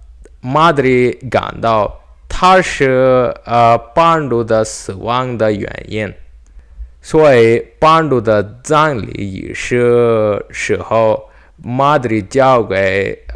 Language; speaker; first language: Chinese; non-native, learner; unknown